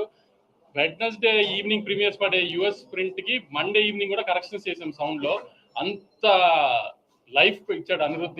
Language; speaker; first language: Telugu; native; Telugu